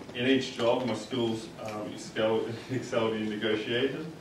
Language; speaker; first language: English; native; English